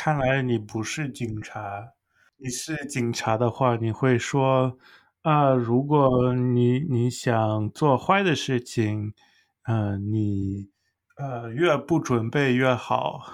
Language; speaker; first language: Chinese; non-native, fluent; English